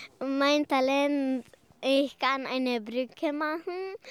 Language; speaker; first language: German; early bilingual, other home language; Romanian